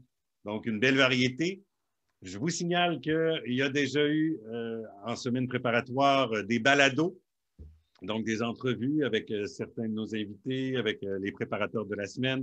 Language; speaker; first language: French; native; French